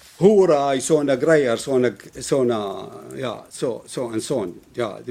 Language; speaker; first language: Swedish; non-native, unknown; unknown